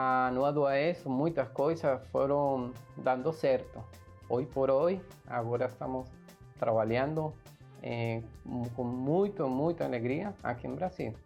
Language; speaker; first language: Portuguese; non-native, learner; Spanish